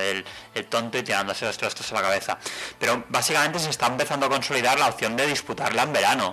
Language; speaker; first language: Spanish; native; Spanish